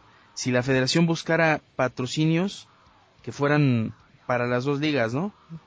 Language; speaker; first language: Spanish; native; Spanish